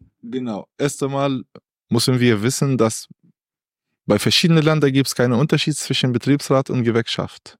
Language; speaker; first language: German; non-native, learner; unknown